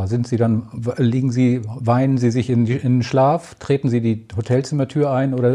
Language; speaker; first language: German; native; German